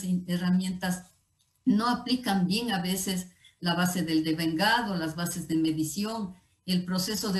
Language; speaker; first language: Spanish; native; Spanish